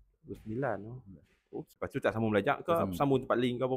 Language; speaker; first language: Malay; native; Malay